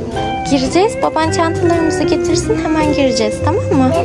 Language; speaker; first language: Turkish; native; Turkish